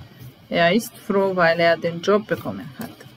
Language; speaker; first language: German; non-native, fluent; Italian